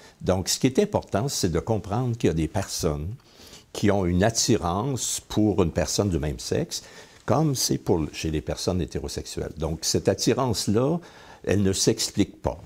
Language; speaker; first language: French; native; French